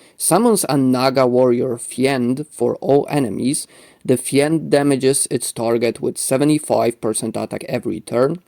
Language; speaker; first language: English; non-native, fluent; Polish